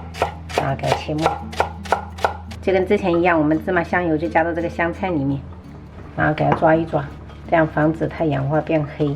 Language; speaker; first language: Chinese; native; Chinese